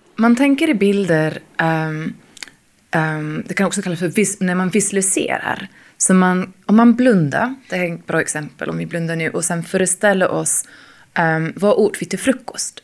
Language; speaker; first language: Swedish; non-native, fluent; English